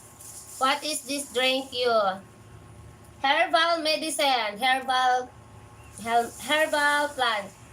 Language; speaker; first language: English; non-native, learner; Filipino